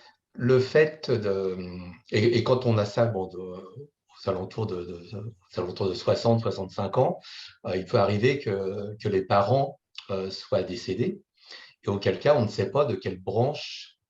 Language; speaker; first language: French; native; French